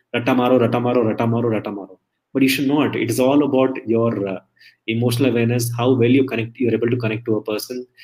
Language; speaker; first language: English; non-native, local second language; Malayalam